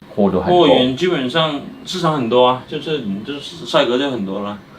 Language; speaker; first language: Chinese; native; Chinese